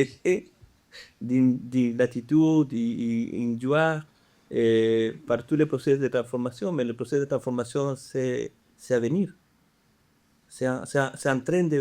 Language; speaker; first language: French; non-native, fluent; Spanish